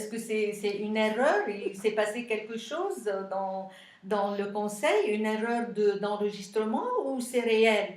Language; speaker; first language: French; non-native, local second language; Arabic